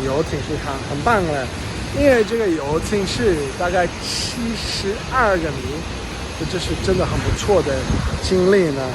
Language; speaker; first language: Chinese; non-native, learner; English